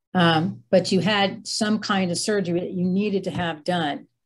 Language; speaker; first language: English; native; English